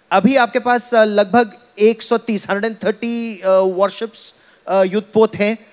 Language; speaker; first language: Hindi; native; Hindi